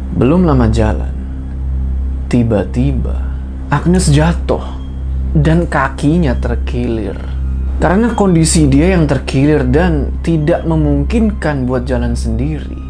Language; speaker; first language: Indonesian; native; Indonesian